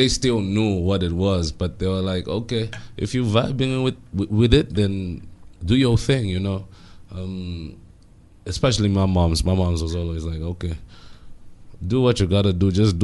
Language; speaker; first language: English; non-native, local second language; Bemba